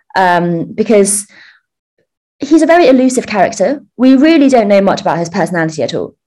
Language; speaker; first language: English; early bilingual, other home language; Chinese